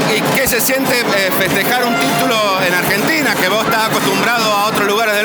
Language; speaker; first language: Spanish; native; Spanish